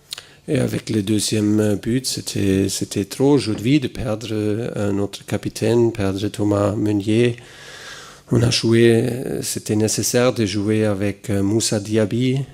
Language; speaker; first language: French; non-native, fluent; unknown